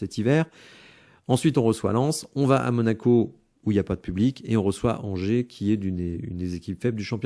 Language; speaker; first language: French; native; French